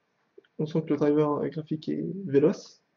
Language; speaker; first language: French; native; French